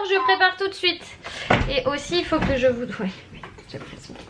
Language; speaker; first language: French; native; French